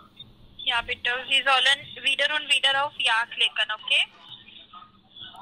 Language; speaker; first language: German; non-native, learner; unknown